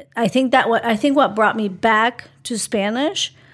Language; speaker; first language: English; early bilingual, other home language; Spanish